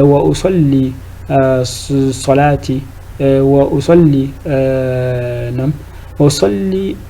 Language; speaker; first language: Arabic; non-native, fluent; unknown